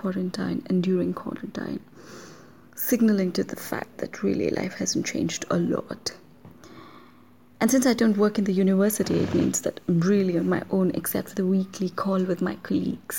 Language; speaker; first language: English; non-native, local second language; Kannada